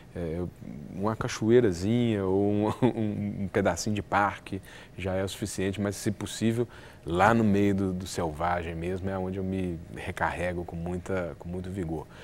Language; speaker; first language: Portuguese; native; Portuguese